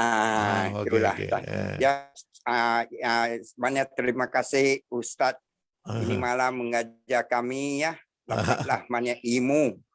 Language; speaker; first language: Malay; non-native, local second language; Chinese